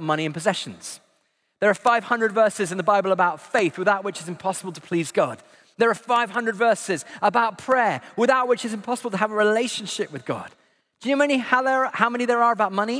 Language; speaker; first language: English; native; English